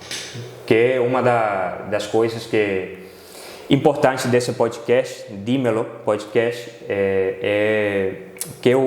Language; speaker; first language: Portuguese; non-native, fluent; Spanish